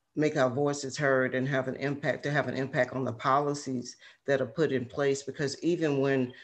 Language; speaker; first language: English; native; English